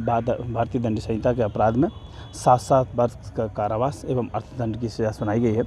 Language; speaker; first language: Hindi; native; Hindi